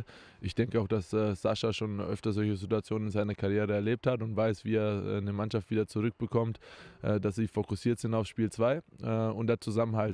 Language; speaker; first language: German; native; German